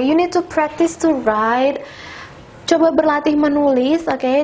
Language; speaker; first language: English; non-native, fluent; Indonesian